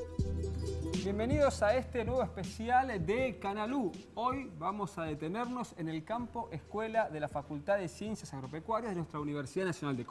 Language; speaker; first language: Spanish; native; Spanish